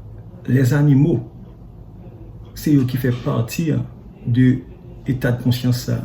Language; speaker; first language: French; non-native, learner; Haitian Creole